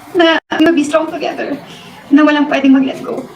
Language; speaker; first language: Filipino; non-native, local second language; Hiligaynon